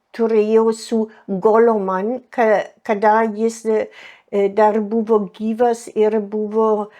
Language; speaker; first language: Lithuanian; non-native, fluent; German